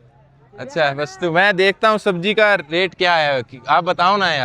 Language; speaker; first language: Hindi; native; Hindi